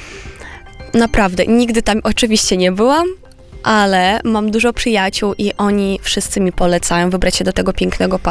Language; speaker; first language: Polish; non-native, fluent; Romanian